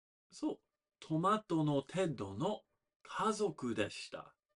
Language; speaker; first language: Japanese; non-native, fluent; English